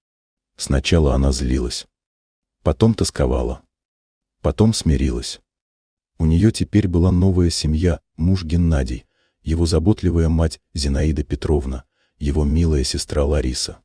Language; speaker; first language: Russian; native; Russian